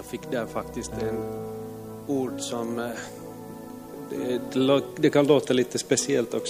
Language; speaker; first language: Swedish; non-native, fluent; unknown